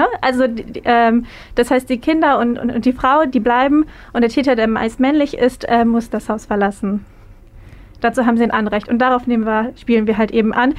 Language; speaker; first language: German; native; German